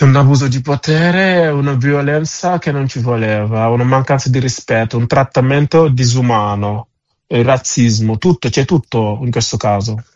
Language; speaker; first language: Italian; non-native, fluent; Wolof